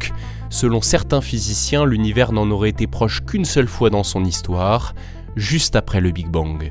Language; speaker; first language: French; native; French